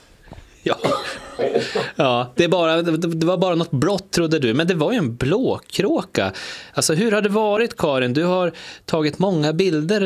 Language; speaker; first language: Swedish; native; Swedish